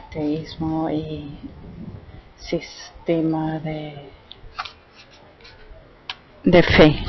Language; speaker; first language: Spanish; non-native, fluent; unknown